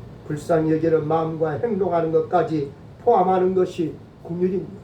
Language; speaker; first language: Korean; native; Korean